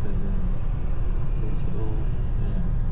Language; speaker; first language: Chinese; non-native, learner; Vietnamese